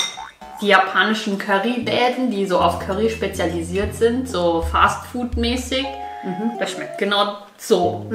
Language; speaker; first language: German; native; German